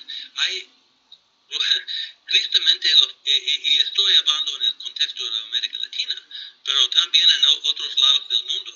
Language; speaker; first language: Spanish; non-native, fluent; English